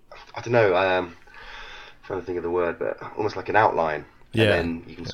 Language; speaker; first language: English; native; English